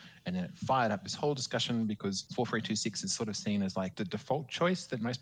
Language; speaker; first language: English; native; English